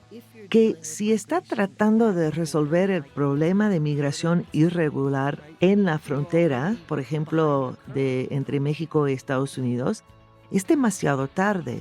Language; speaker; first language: Spanish; non-native, fluent; English